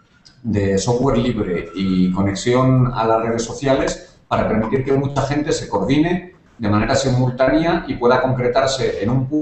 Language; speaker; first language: Spanish; native; Spanish